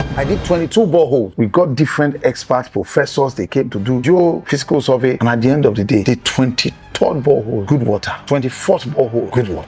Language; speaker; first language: English; non-native, local second language; Igbo